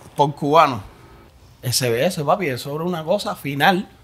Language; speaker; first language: Spanish; native; Spanish